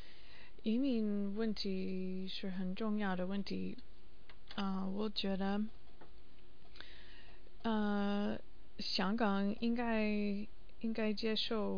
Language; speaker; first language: Chinese; non-native, learner; English